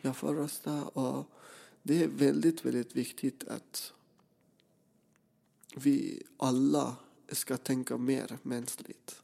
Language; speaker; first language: Swedish; non-native, fluent; Persian